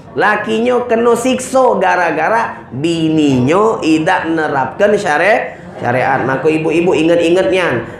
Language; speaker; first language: Indonesian; native; Indonesian